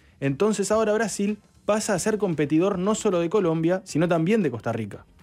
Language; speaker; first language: Spanish; native; Spanish